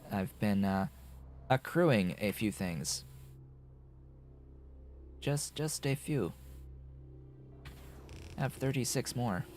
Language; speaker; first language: English; native; English